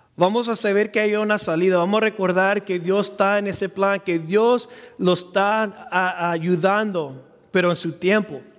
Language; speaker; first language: Spanish; early bilingual, heritage; Spanish